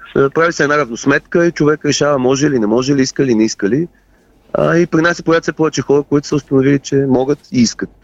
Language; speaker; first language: Bulgarian; native; Bulgarian